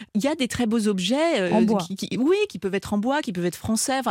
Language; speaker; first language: French; native; French